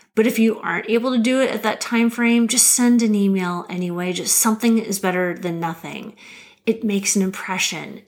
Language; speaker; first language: English; native; English